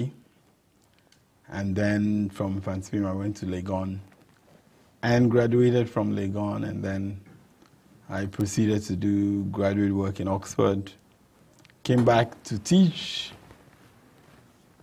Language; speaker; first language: English; non-native, local second language; Ewe